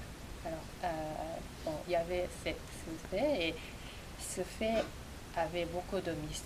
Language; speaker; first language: French; non-native, fluent; Japanese